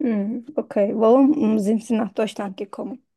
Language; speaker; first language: German; non-native, fluent; Turkish